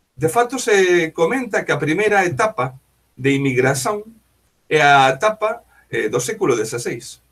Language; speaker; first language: Galician; native; Galician